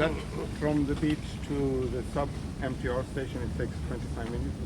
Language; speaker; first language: English; non-native, learner; Swedish